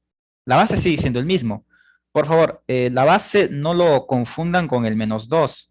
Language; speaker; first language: Spanish; native; Spanish